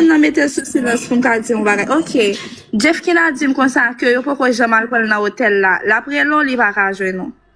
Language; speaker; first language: French; non-native, learner; Haitian Creole